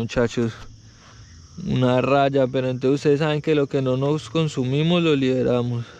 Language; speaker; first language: Spanish; native; Spanish